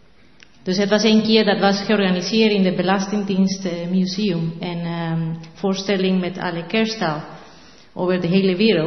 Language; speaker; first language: Dutch; non-native, learner; Spanish